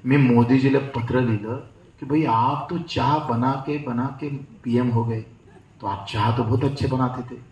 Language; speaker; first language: Hindi; non-native, local second language; Marathi